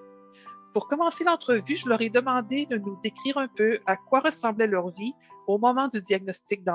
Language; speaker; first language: French; native; French